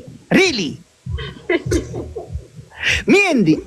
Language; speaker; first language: English; non-native, learner; Tigrinya